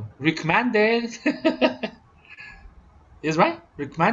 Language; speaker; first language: English; non-native, learner; Vietnamese